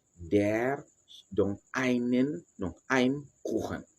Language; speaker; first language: German; non-native, fluent; French